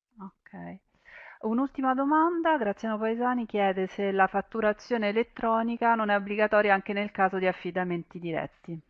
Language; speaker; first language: Italian; native; Italian